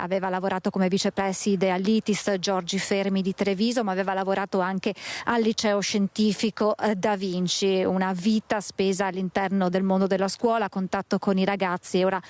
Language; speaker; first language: Italian; native; Italian